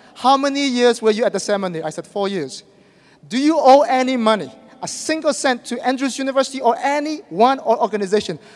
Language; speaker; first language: English; non-native, fluent; Burmese